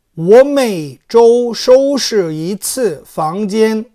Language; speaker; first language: Chinese; non-native, fluent; Korean